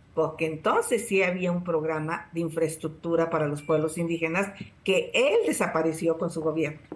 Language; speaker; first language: Spanish; native; Spanish